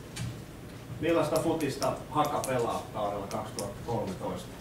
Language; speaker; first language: Finnish; native; Finnish